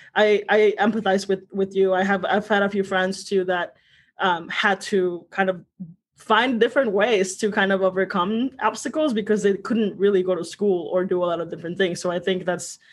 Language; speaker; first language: English; early bilingual, other home language; Spanish